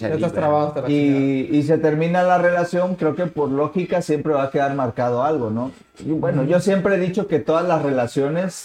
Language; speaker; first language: Spanish; native; Spanish